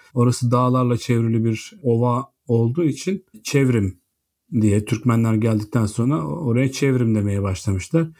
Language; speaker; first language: Turkish; native; Turkish